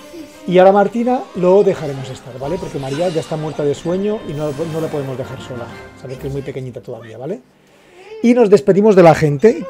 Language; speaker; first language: Spanish; native; Spanish